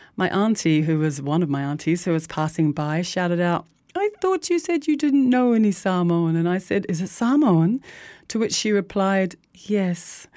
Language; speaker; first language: English; native; English